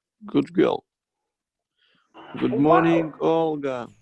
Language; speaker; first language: English; non-native, fluent; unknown